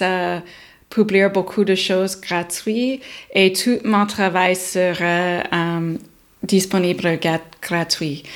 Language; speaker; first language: French; non-native, learner; English